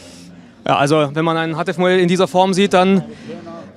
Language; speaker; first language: German; native; German